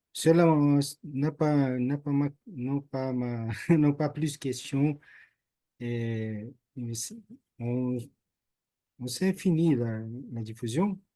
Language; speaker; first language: French; non-native, learner; Portuguese